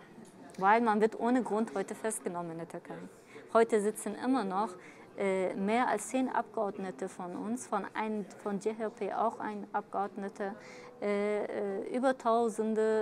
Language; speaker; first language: German; early bilingual, other home language; Kurdish